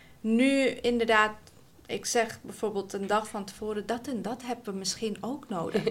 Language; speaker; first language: Dutch; early bilingual, other home language; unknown